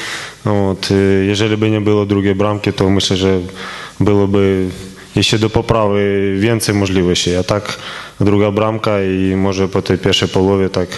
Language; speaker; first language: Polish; non-native, fluent; Ukrainian